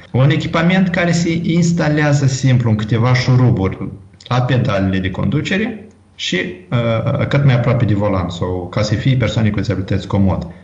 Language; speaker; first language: Romanian; native; Romanian